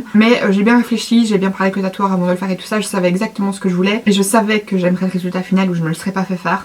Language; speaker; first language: French; native; French